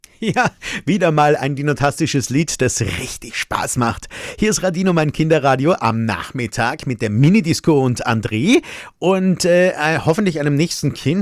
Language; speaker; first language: German; native; German